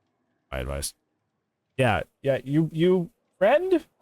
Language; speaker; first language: English; native; English